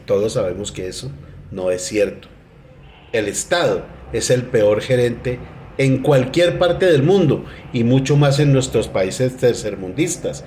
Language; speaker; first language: Spanish; native; Spanish